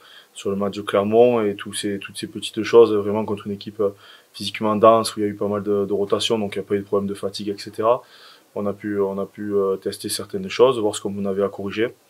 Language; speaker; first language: French; native; French